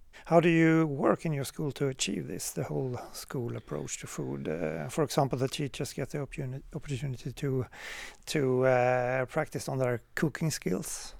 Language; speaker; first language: English; non-native, fluent; Swedish